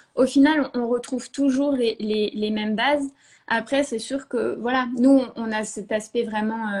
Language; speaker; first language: French; native; French